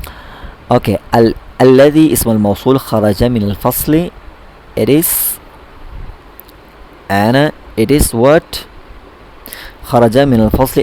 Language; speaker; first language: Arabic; non-native, fluent; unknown